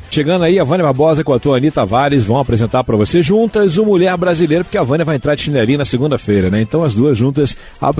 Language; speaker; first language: Portuguese; native; Portuguese